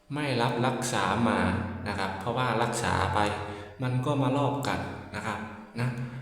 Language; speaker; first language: Thai; native; Thai